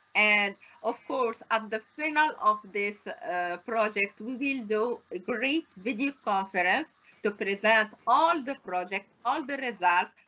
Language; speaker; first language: English; non-native, fluent; Arabic